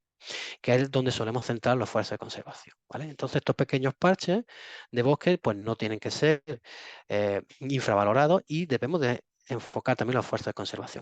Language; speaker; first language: Spanish; native; Spanish